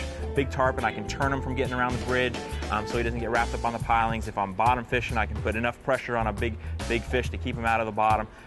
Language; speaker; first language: English; native; English